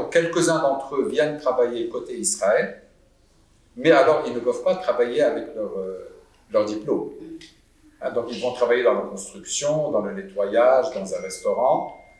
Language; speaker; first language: French; non-native, local second language; Arabic